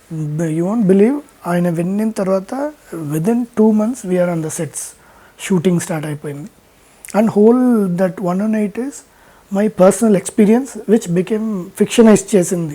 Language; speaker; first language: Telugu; non-native, fluent; Tamil